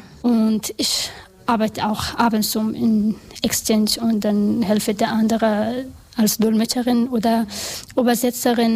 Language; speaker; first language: German; non-native, learner; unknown